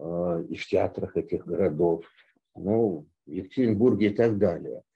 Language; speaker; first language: Russian; native; Russian